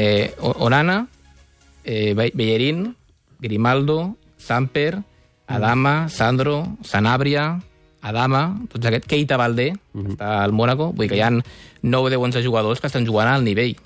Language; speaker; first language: Catalan; native; Catalan